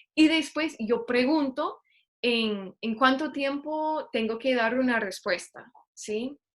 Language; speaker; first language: Spanish; non-native, fluent; English